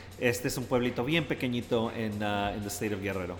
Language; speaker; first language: Spanish; early bilingual, heritage; Spanish